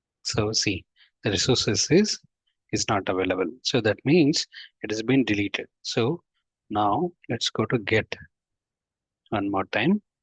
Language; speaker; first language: English; non-native, local second language; Telugu